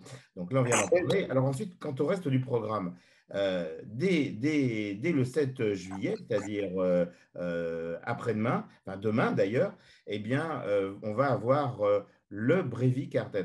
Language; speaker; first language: French; native; French